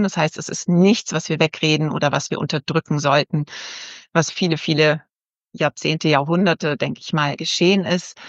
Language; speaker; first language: German; native; German